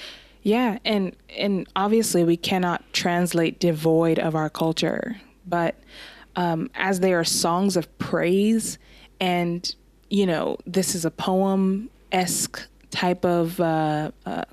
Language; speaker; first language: English; native; English